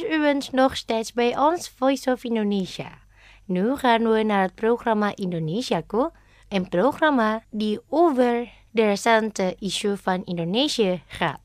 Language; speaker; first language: Dutch; non-native, fluent; Indonesian